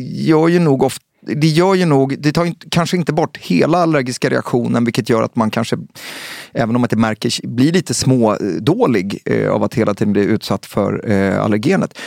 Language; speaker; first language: Swedish; native; Swedish